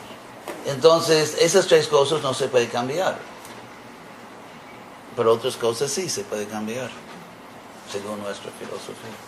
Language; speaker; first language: Spanish; non-native, fluent; English